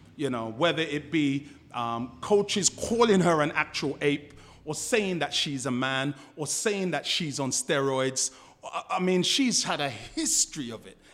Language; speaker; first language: English; native; English